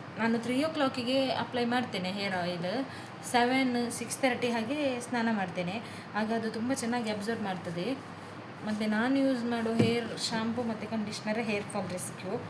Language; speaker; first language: Kannada; non-native, local second language; Tulu